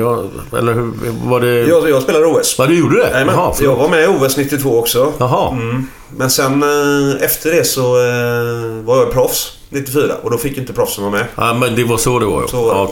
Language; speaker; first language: Swedish; native; Swedish